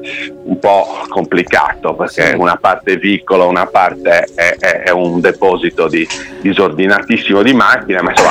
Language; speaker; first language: Italian; native; Italian